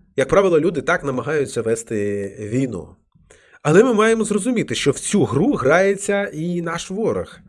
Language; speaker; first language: Ukrainian; non-native, local second language; Russian